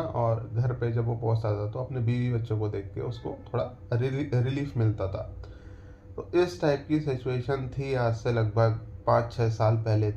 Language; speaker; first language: Hindi; native; Hindi